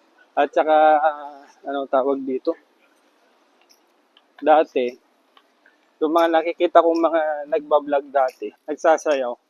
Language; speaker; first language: Filipino; native; Filipino